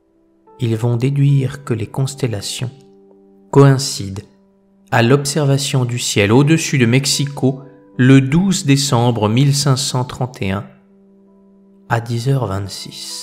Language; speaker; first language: French; native; French